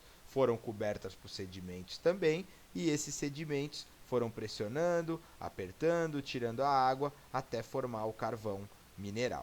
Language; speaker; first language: Portuguese; native; Portuguese